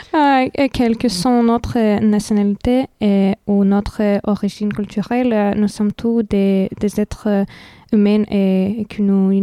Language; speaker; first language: French; non-native, fluent; Lithuanian